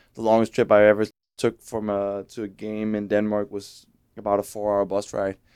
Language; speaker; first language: English; non-native, fluent; Danish